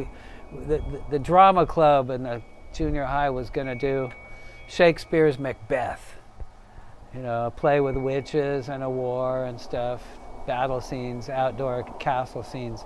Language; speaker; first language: English; native; English